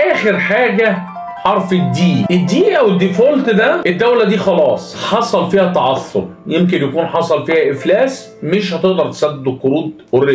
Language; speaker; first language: Arabic; native; Arabic